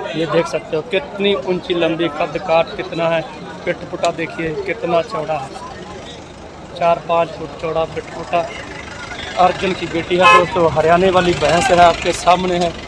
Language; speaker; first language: Hindi; non-native, local second language; Punjabi